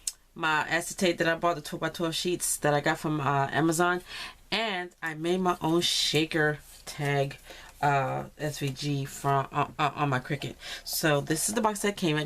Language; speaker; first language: English; native; English